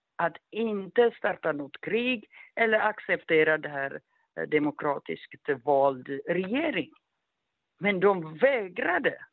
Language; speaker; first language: Swedish; non-native, fluent; Amharic